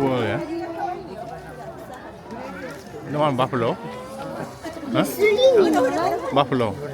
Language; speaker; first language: English; non-native, learner; Vietnamese